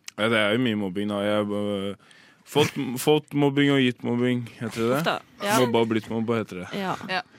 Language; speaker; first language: Norwegian; native; Norwegian